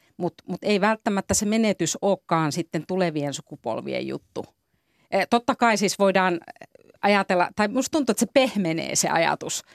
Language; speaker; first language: Finnish; native; Finnish